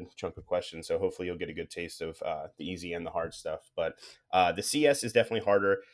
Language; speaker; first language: English; native; English